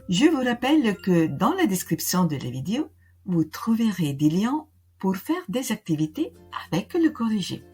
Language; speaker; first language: French; non-native, fluent; Italian